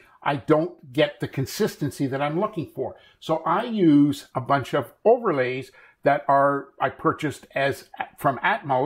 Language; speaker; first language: English; native; English